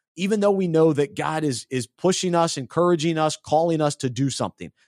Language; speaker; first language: English; native; English